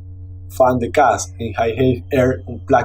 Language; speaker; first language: Dutch; non-native, learner; Spanish